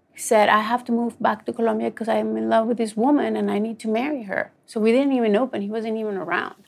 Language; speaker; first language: English; non-native, fluent; Spanish